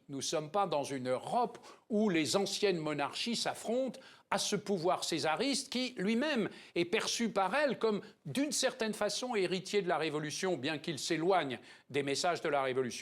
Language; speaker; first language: French; native; French